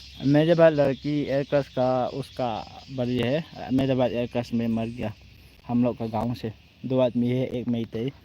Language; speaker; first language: Hindi; non-native, local second language; Thado Chin